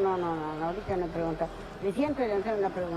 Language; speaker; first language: Spanish; native; Spanish